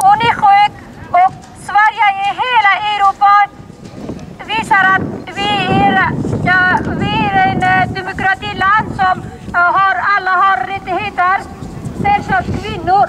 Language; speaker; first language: Swedish; non-native, learner; Persian